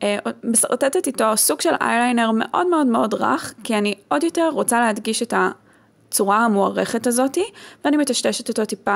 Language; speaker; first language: Hebrew; native; Hebrew